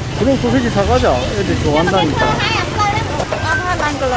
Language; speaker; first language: Korean; native; Korean